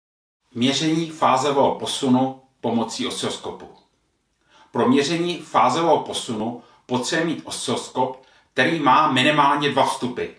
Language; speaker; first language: Czech; native; Czech